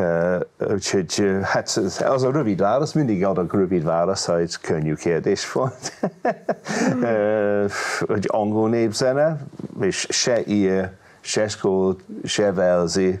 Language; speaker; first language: Hungarian; non-native, fluent; English